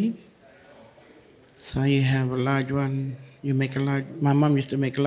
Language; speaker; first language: English; native; English